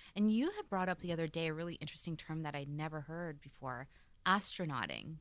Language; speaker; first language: English; native; English